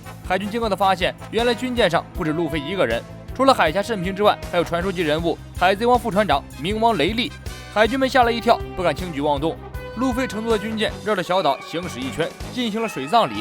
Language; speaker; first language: Chinese; native; Chinese